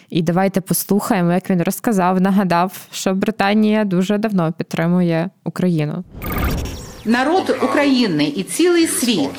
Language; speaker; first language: Ukrainian; native; Ukrainian